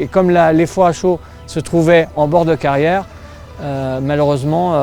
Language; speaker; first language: French; native; French